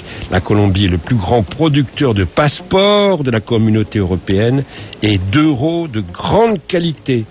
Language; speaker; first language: French; native; French